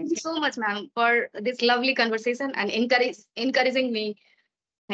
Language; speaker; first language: English; non-native, learner; Maithili